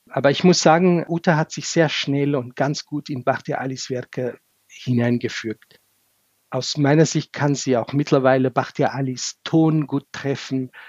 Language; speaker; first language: German; non-native, fluent; Kurdish